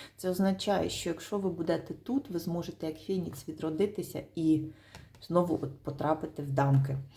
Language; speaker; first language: Ukrainian; non-native, local second language; Russian